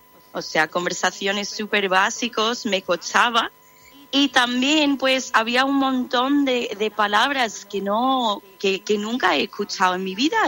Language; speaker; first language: Spanish; non-native, fluent; English